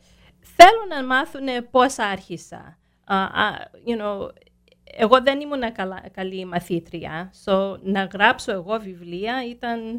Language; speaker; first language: Greek; early bilingual, heritage; Greek